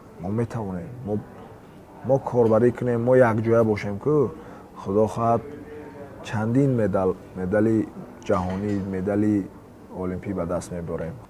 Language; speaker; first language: Tajik; native; Tajik